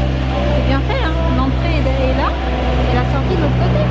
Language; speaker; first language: French; native; French